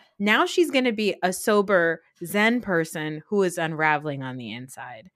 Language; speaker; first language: English; early bilingual, other home language; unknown